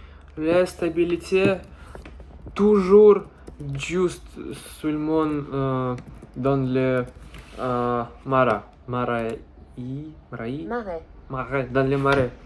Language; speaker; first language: French; non-native, learner; Russian